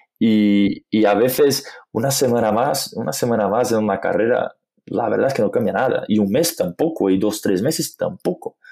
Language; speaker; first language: Spanish; non-native, fluent; Portuguese